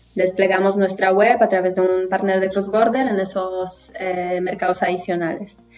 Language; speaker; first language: Spanish; non-native, fluent; Polish